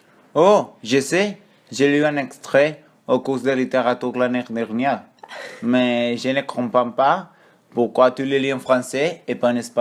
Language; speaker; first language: French; non-native, learner; Spanish